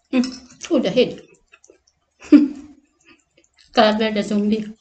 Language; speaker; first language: English; non-native, local second language; Cebuano